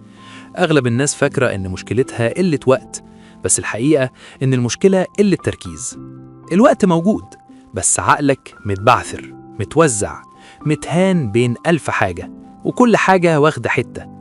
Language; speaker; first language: Arabic; native; Arabic